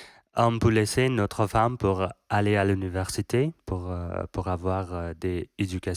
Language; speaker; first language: French; non-native, learner; Persian